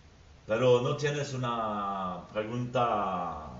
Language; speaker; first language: Spanish; non-native, fluent; French